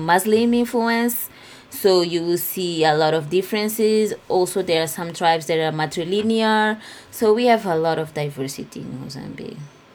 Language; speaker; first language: English; non-native, fluent; Portuguese